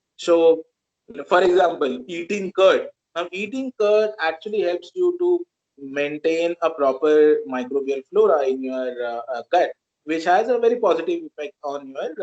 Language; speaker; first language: English; non-native, local second language; Marathi